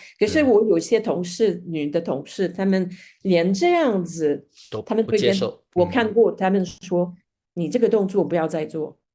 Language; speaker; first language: Chinese; non-native, fluent; Spanish